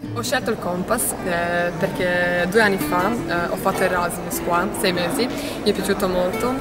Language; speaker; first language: Italian; non-native, fluent; Serbian